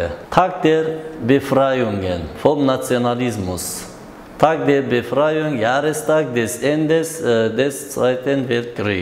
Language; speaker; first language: German; non-native, learner; Uzbek